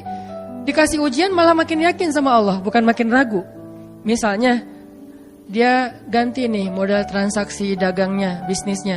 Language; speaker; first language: Indonesian; native; Indonesian